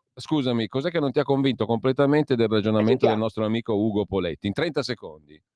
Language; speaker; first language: Italian; native; Italian